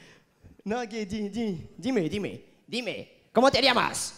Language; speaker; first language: Spanish; non-native, learner; French